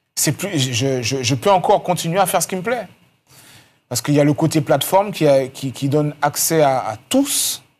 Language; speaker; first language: French; native; French